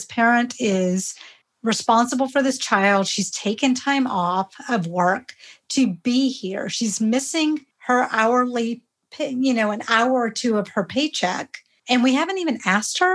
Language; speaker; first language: English; early bilingual, other home language; Hindi